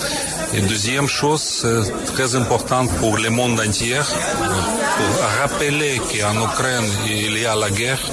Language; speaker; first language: French; non-native, fluent; Ukrainian